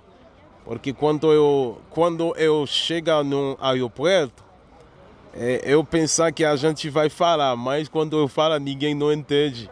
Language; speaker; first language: Portuguese; non-native, learner; Haitian Creole